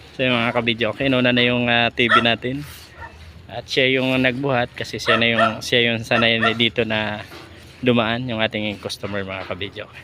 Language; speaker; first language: Filipino; native; Filipino